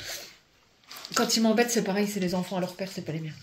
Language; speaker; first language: French; native; French